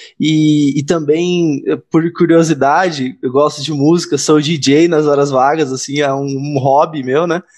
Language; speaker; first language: Portuguese; native; Portuguese